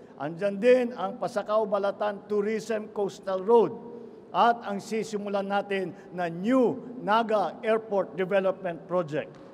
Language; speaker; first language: Filipino; native; Filipino